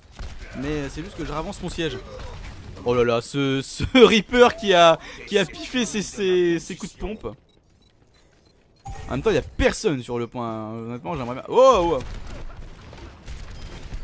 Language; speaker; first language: French; native; French